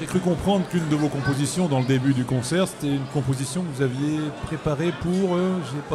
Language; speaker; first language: French; native; French